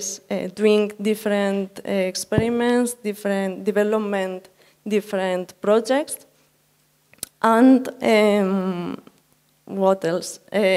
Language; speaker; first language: English; non-native, learner; Spanish